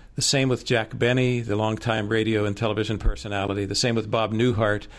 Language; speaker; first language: English; native; English